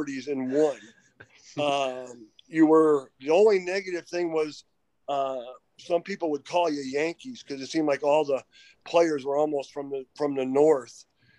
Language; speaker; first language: English; native; English